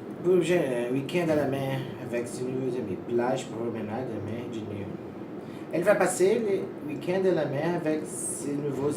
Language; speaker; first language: French; non-native, learner; Portuguese